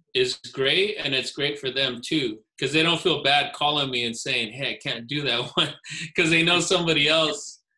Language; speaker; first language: English; native; English